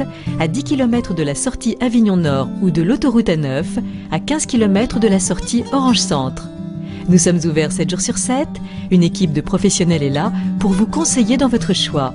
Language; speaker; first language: French; native; French